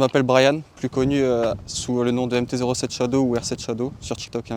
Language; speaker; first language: French; native; French